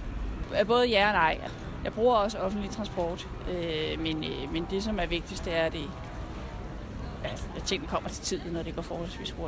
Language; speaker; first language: Danish; native; Danish